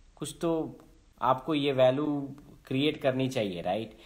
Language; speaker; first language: Hindi; native; Hindi